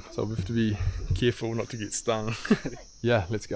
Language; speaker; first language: English; native; English